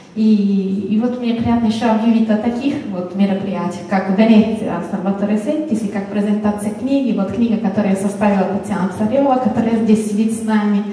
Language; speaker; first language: Russian; non-native, fluent; Italian